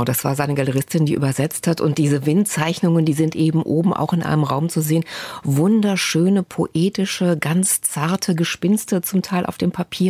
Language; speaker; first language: German; native; German